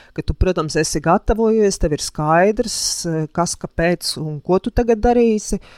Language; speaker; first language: Latvian; native; Latvian